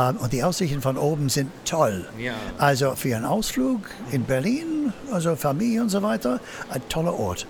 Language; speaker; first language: German; non-native, fluent; English